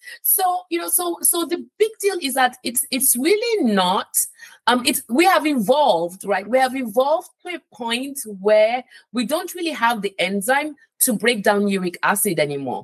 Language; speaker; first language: English; non-native, local second language; Yoruba